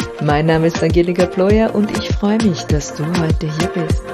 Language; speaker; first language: German; native; German